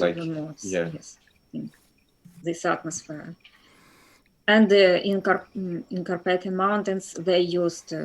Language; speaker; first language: English; non-native, fluent; Russian